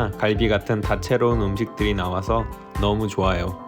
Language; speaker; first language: Korean; native; Korean